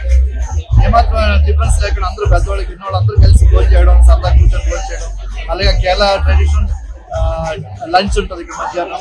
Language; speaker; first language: Telugu; non-native, local second language; Malayalam